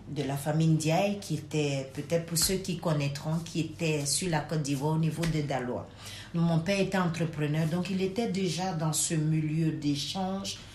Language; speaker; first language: French; non-native, local second language; Wolof